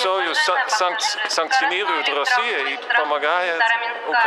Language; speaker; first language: Russian; non-native, fluent; Dutch